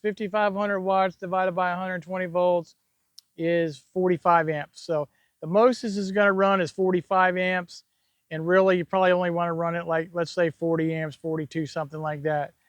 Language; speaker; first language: English; native; English